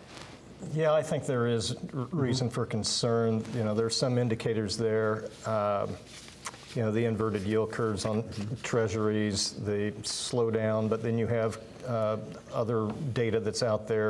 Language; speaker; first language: English; native; English